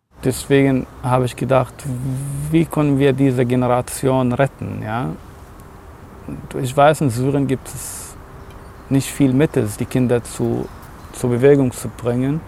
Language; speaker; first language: German; non-native, learner; Arabic